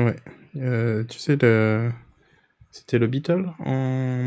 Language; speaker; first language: French; native; French